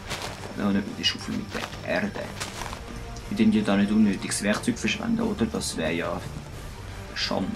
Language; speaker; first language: German; native; German